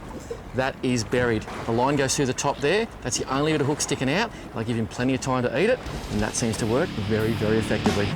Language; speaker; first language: English; native; English